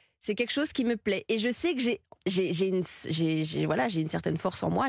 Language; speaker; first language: French; native; French